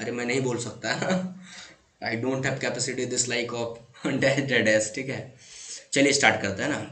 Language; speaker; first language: Hindi; native; Hindi